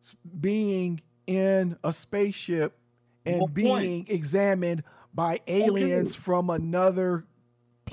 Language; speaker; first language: English; native; English